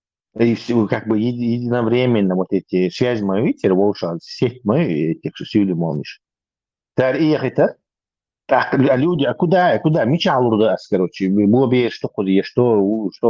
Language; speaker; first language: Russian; non-native, local second language; Chechen